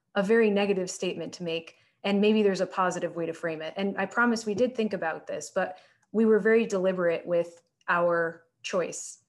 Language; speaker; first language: English; native; English